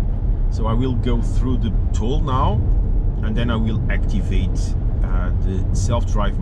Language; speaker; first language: English; non-native, fluent; Portuguese